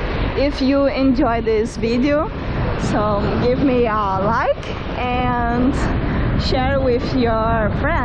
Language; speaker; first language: English; non-native, learner; Portuguese